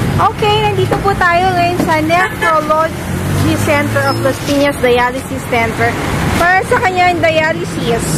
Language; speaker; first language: Filipino; native; Filipino